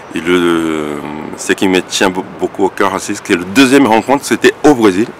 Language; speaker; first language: French; non-native, fluent; Portuguese